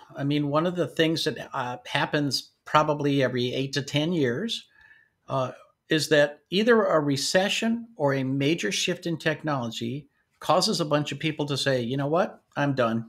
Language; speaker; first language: English; native; English